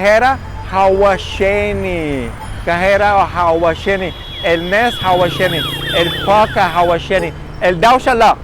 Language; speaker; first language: Arabic; non-native, learner; English